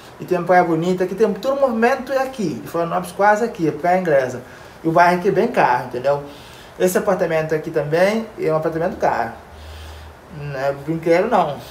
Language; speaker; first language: Portuguese; non-native, local second language; Kabuverdianu